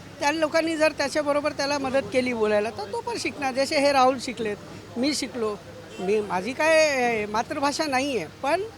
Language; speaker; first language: Marathi; non-native, local second language; Hindi